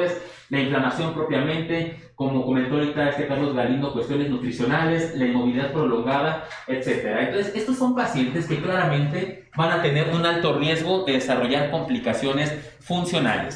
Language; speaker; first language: Spanish; native; Spanish